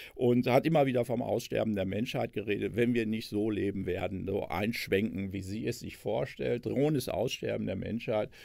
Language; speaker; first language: German; native; German